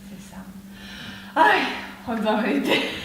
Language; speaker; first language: French; non-native, learner; Spanish